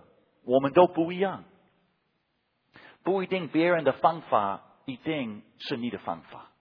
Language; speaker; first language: Chinese; non-native, fluent; English